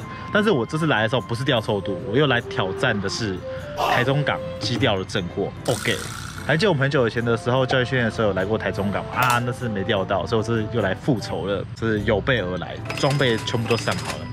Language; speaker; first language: Chinese; native; Chinese